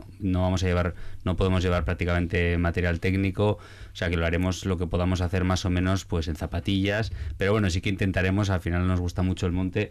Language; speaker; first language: Spanish; native; Spanish